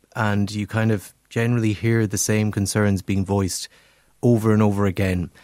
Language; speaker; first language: English; native; English